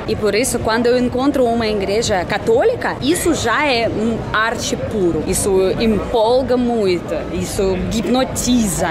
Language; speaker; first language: Portuguese; non-native, fluent; Russian